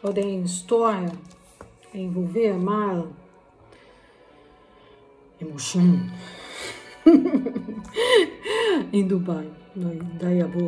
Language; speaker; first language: Danish; non-native, learner; Portuguese